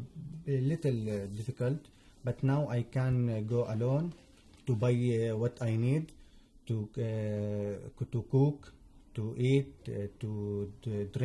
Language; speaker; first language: English; non-native, learner; Arabic